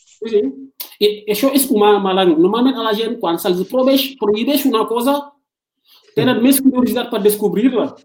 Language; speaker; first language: Catalan; non-native, fluent; Wolof